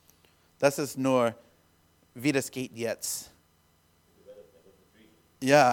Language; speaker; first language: German; non-native, learner; English